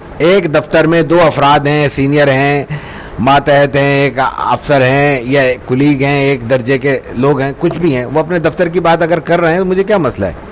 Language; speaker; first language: Urdu; native; Urdu